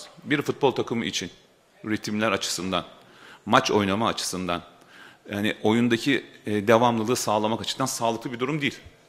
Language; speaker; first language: Turkish; native; Turkish